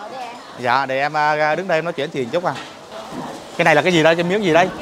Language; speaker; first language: Vietnamese; native; Vietnamese